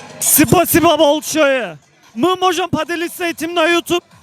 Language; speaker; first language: Russian; non-native, learner; Turkish